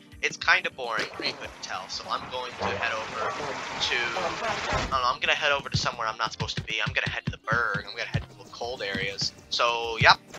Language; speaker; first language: English; native; English